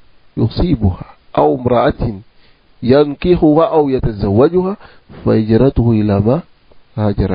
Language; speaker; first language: Arabic; non-native, fluent; French